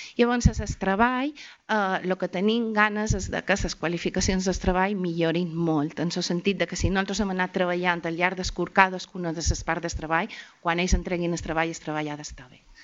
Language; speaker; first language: Catalan; native; Catalan